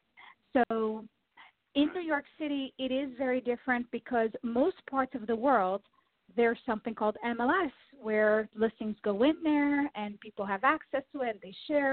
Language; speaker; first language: English; non-native, fluent; Portuguese